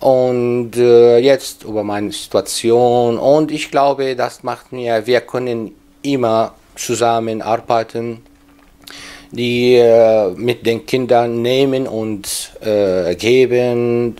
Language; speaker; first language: German; non-native, learner; Arabic